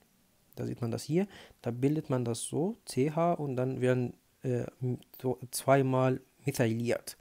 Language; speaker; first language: German; non-native, fluent; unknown